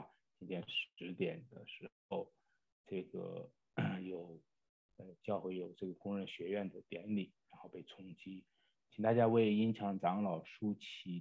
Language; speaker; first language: Chinese; native; Chinese